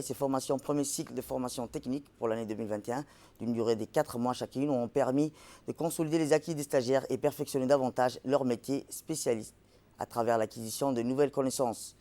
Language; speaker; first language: French; native; French